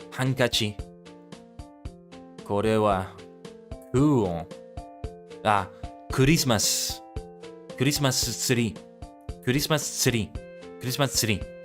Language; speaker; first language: Japanese; non-native, learner; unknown